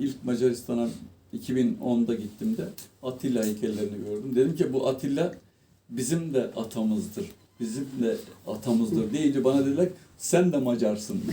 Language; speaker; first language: Turkish; native; Turkish